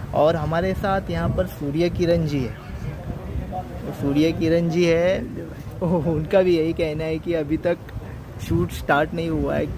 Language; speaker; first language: Hindi; non-native, local second language; Marathi